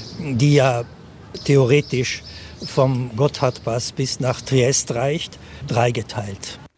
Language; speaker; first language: German; non-native, local second language; Ladin